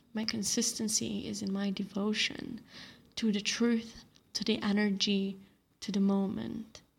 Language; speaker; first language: English; non-native, fluent; Slovenian